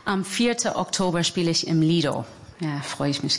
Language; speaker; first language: German; non-native, fluent; English